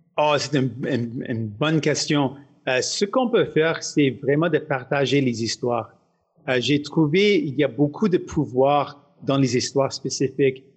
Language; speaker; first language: French; non-native, local second language; English